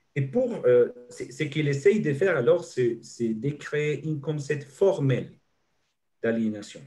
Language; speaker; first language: French; non-native, fluent; Spanish